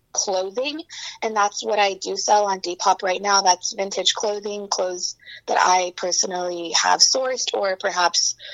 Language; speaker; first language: English; early bilingual, other home language; Chinese